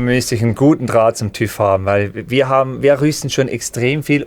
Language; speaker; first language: German; native; German